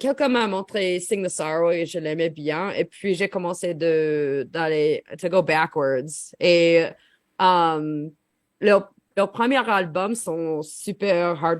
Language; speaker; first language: French; non-native, learner; English